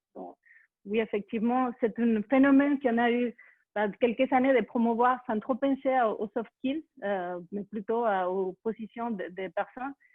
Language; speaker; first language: French; non-native, fluent; Spanish